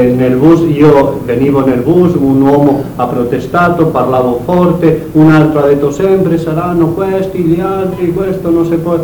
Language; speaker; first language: Italian; non-native, learner; Spanish